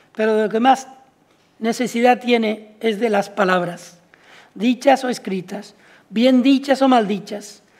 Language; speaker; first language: Spanish; native; Spanish